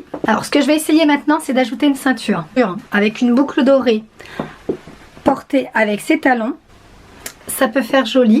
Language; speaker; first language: French; native; French